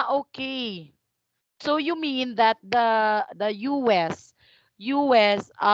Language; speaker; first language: English; non-native, fluent; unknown